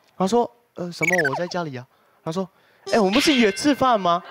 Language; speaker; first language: Chinese; non-native, fluent; Arabic